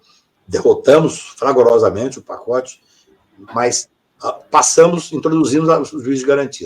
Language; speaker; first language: Portuguese; native; Portuguese